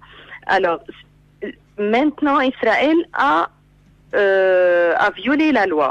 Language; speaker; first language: French; non-native, fluent; Arabic